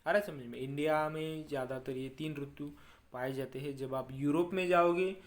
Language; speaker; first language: Hindi; non-native, local second language; Marathi